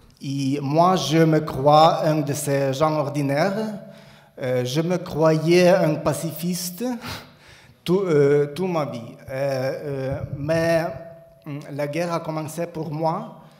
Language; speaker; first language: French; non-native, learner; Ukrainian